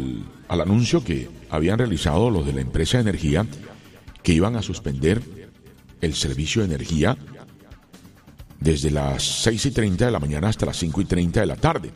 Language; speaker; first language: Spanish; native; Spanish